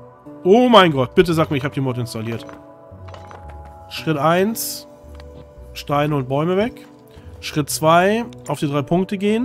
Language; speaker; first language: German; native; German